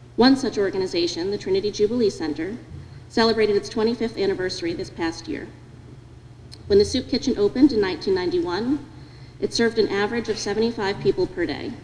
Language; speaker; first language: English; native; English